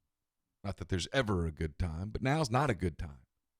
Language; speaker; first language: English; native; English